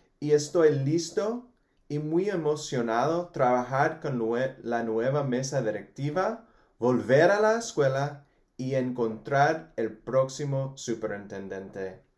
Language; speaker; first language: Spanish; non-native, fluent; English